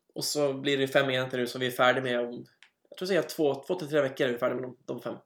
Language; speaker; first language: Swedish; native; Swedish